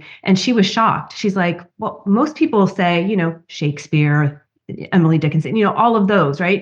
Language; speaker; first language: English; native; English